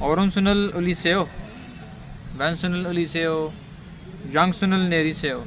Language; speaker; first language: Korean; non-native, learner; Urdu